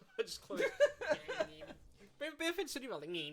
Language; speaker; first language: Welsh; native; Welsh